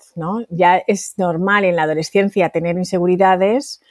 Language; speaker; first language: Spanish; native; Spanish